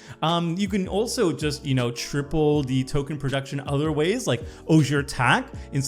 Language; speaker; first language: English; native; English